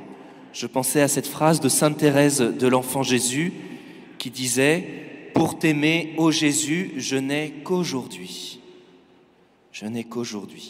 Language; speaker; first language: French; native; French